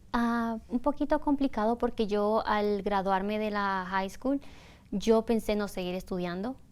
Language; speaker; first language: Spanish; native; Spanish